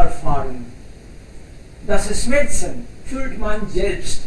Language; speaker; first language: German; non-native, learner; Hindi